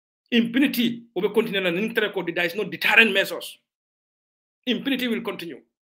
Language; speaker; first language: English; non-native, local second language; Mandingo